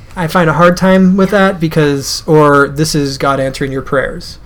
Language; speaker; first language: English; native; English